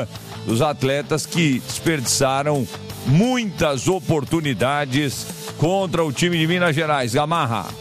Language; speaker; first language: Portuguese; native; Portuguese